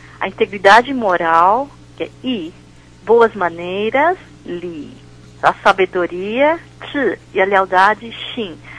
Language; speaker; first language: Portuguese; early bilingual, other home language; Chinese